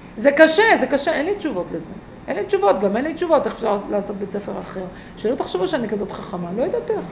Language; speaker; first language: Hebrew; native; Hebrew